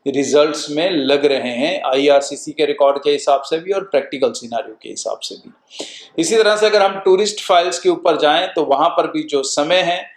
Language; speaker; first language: Hindi; non-native, local second language; Punjabi